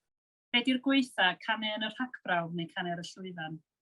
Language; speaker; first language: Welsh; native; Welsh